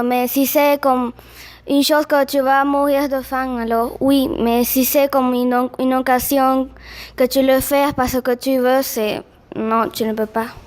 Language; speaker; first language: French; non-native, learner; Spanish